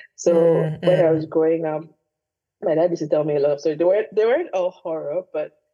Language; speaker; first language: English; non-native, local second language; Igbo